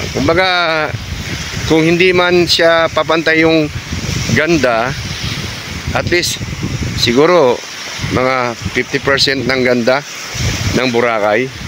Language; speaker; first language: Filipino; non-native, local second language; Cebuano